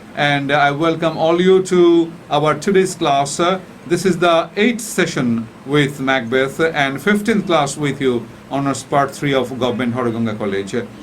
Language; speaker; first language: English; non-native, fluent; Bangla